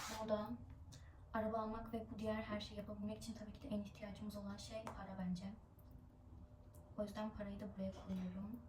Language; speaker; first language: Turkish; early bilingual, other home language; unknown